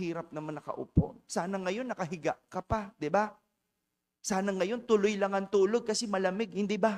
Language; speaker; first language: Filipino; native; Filipino